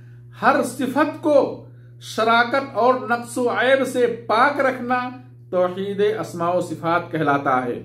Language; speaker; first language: Urdu; native; Urdu